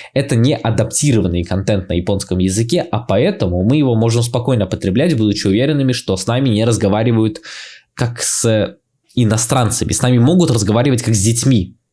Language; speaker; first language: Russian; native; Russian